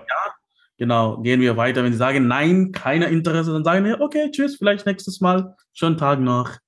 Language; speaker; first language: German; non-native, learner; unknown